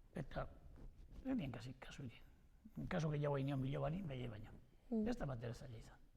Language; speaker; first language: Basque; native; Basque